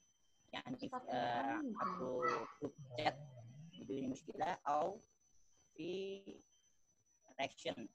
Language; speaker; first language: Arabic; non-native, learner; Indonesian